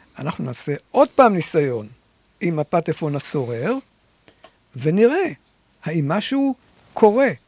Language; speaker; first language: Hebrew; native; Hebrew